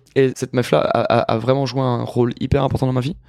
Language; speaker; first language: French; native; French